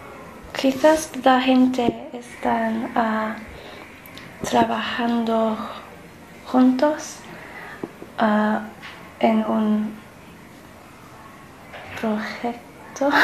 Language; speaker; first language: Spanish; non-native, learner; English